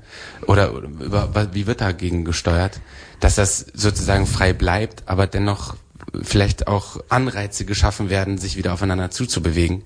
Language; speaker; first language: German; native; German